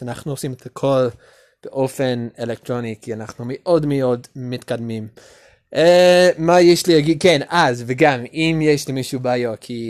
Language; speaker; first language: Hebrew; non-native, learner; English